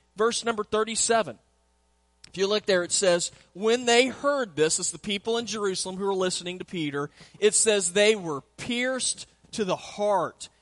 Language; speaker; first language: English; native; English